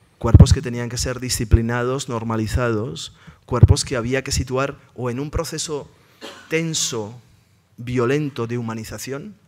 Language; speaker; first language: Spanish; native; Spanish